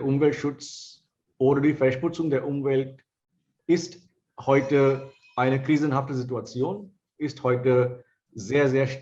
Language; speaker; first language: German; non-native, fluent; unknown